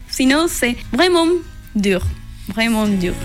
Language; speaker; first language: French; non-native, learner; Spanish